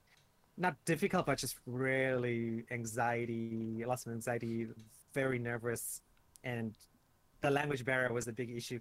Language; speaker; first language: English; native; English